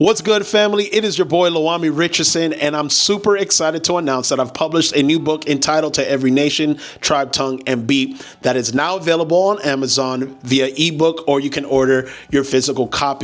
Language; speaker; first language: English; native; English